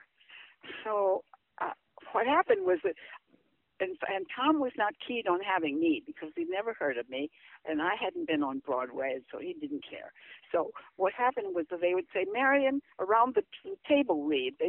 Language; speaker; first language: English; native; English